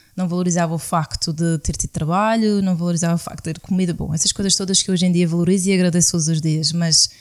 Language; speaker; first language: Portuguese; native; Portuguese